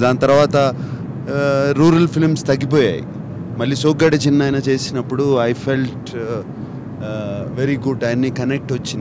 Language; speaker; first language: Telugu; native; Telugu